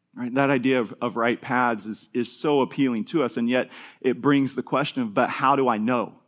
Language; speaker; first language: English; native; English